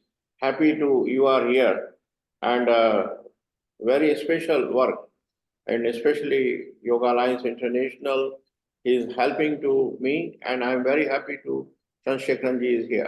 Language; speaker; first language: English; non-native, learner; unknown